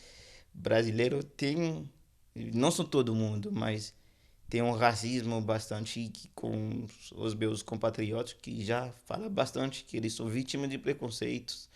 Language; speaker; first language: Portuguese; non-native, fluent; Haitian Creole